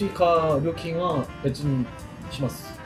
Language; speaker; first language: Japanese; non-native, learner; Korean